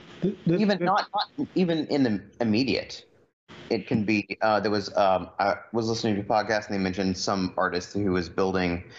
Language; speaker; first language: English; native; English